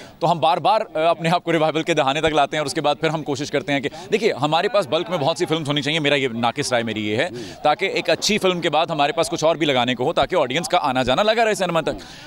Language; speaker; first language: Urdu; non-native, local second language; Punjabi